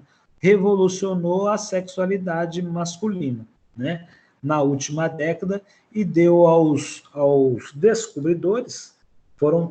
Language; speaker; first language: Portuguese; native; Portuguese